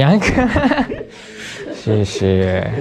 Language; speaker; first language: Chinese; non-native, learner; Japanese